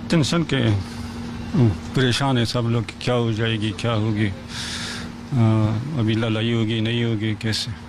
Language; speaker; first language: Hindi; non-native, learner; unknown